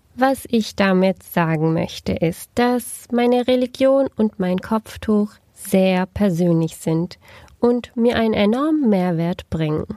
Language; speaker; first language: German; early bilingual, other home language; Turkish